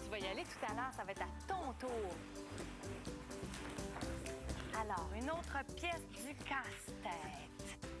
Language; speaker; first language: French; native; French